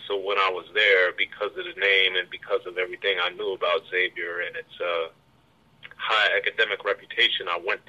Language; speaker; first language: English; native; English